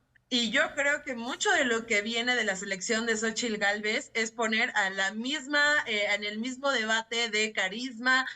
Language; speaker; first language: Spanish; native; Spanish